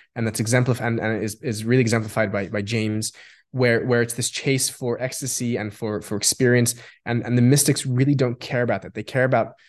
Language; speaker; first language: English; non-native, local second language; Yiddish